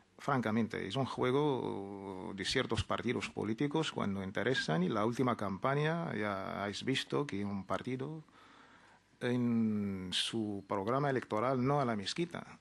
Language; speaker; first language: Spanish; non-native, fluent; Arabic